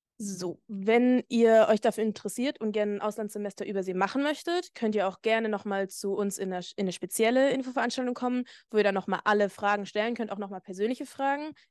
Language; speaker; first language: German; native; German